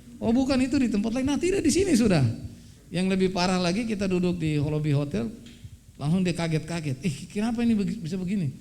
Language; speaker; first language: Indonesian; native; Indonesian